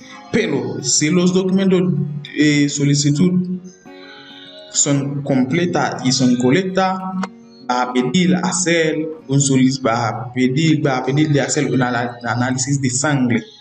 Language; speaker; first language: Spanish; non-native, learner; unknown